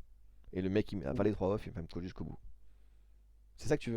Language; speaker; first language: French; native; French